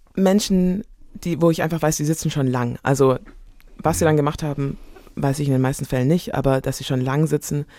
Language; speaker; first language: German; native; German